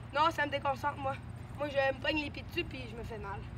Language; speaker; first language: French; native; French